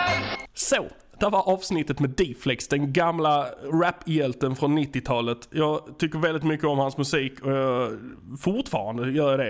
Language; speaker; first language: Swedish; native; Swedish